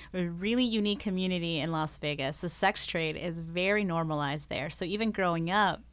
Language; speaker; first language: English; early bilingual, other home language; Spanish